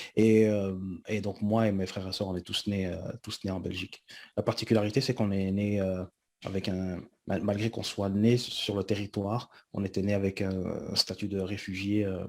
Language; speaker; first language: French; early bilingual, other home language; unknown